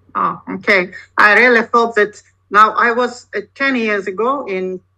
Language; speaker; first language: English; non-native, learner; Russian